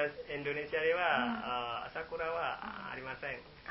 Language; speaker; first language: Japanese; non-native, learner; Indonesian